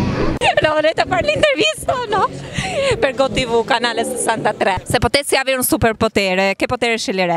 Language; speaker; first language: Italian; native; Italian